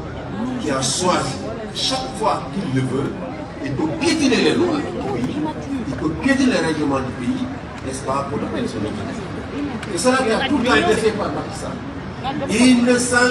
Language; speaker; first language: French; non-native, local second language; Wolof